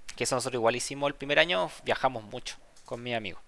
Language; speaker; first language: Spanish; native; Spanish